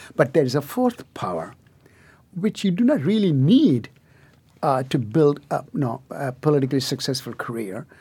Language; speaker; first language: English; non-native, local second language; Tamil